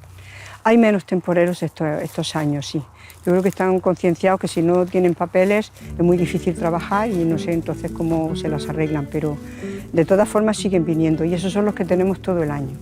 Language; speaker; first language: Spanish; non-native, local second language; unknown